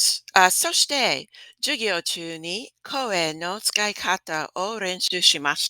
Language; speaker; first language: Japanese; non-native, fluent; English